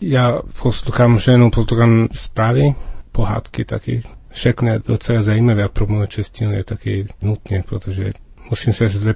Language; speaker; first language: Czech; non-native, learner; Italian